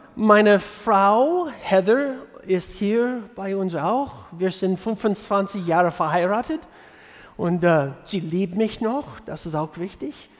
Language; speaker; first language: German; non-native, fluent; English